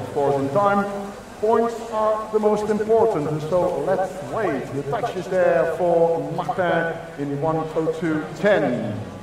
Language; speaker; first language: English; non-native, fluent; Dutch